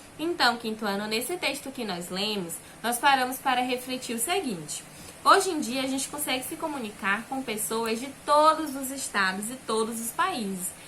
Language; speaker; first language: Portuguese; native; Portuguese